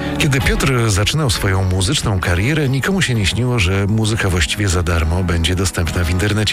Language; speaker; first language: Polish; native; Polish